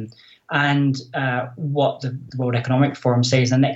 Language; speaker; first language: English; native; English